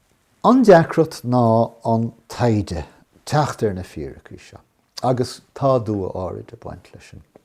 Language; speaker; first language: Irish; non-native, local second language; English